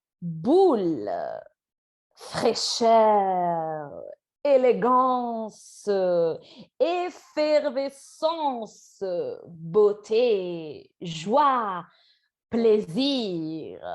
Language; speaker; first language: French; non-native, fluent; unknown